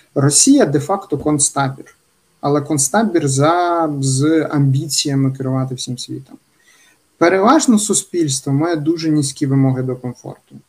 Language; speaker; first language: Ukrainian; native; Ukrainian